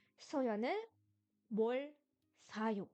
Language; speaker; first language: Korean; non-native, fluent; French